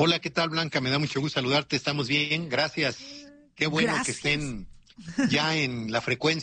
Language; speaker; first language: Spanish; native; Spanish